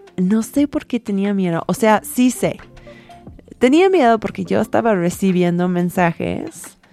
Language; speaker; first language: Spanish; non-native, fluent; English